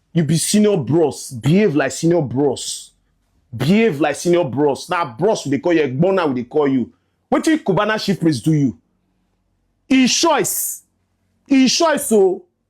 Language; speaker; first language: Nigerian Pidgin; native; Nigerian Pidgin